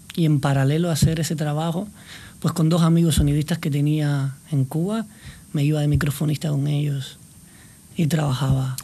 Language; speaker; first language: Spanish; native; Spanish